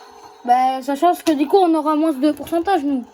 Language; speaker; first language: French; native; French